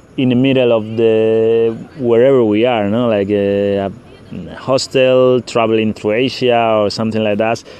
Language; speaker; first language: English; non-native, fluent; Spanish